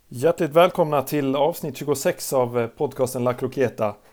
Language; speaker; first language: Swedish; native; Swedish